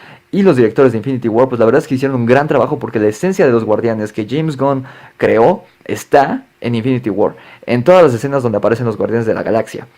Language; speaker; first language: Spanish; native; Spanish